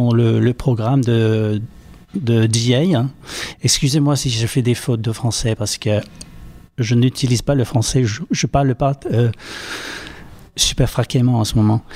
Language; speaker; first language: French; non-native, fluent; English